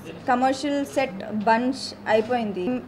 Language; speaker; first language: Telugu; non-native, local second language; Tamil